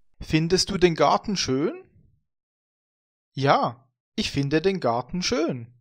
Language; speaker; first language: German; non-native, fluent; Vietnamese